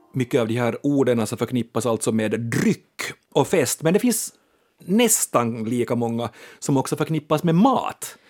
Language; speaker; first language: Swedish; native; Swedish